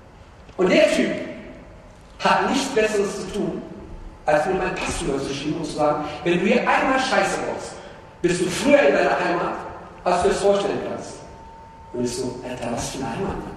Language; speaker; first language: German; early bilingual, other home language; Turkish